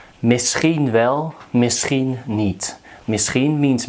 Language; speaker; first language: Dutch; non-native, fluent; English